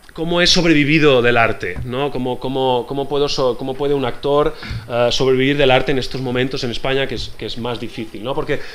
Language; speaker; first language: Spanish; native; Spanish